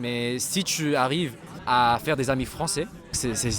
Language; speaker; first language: French; non-native, fluent; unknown